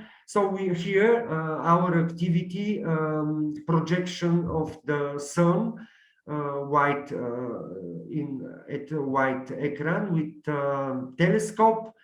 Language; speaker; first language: English; non-native, learner; Bulgarian